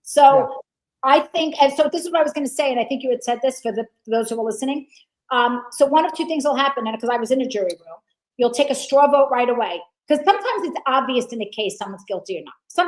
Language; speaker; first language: English; native; English